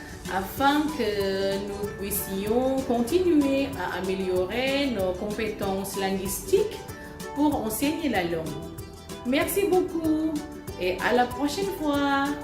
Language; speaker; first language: French; non-native, fluent; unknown